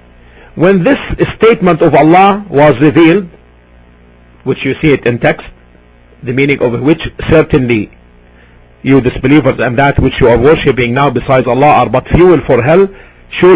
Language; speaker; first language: English; non-native, fluent; Arabic